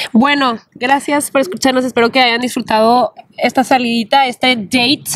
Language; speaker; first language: Spanish; early bilingual, heritage; Spanish